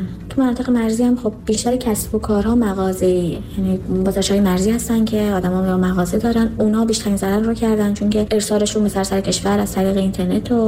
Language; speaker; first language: Persian; non-native, local second language; Kurdish